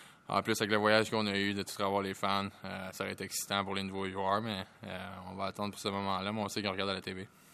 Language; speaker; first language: French; native; French